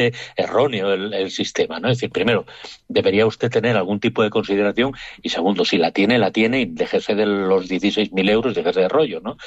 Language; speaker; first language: Spanish; native; Spanish